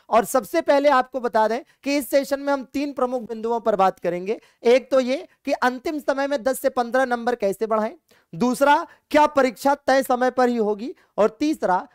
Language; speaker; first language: Hindi; native; Hindi